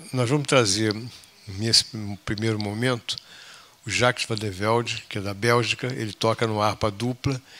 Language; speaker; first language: Portuguese; native; Portuguese